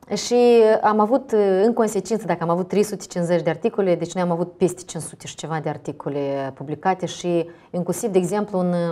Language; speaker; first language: Romanian; native; Romanian